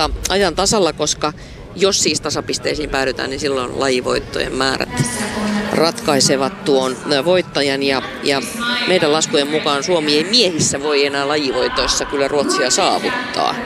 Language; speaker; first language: Finnish; native; Finnish